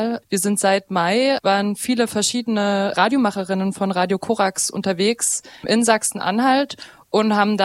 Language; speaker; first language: German; native; German